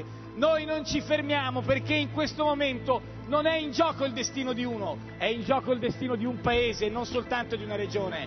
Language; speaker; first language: Italian; native; Italian